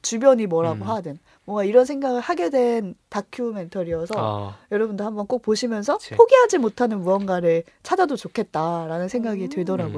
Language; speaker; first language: Korean; native; Korean